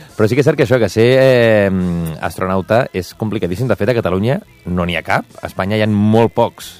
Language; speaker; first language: Catalan; native; Catalan